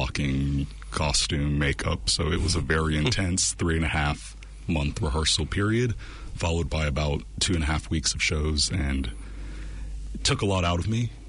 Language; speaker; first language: English; native; English